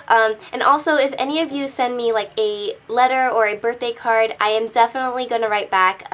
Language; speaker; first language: English; native; English